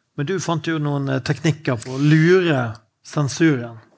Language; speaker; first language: Norwegian; native; Norwegian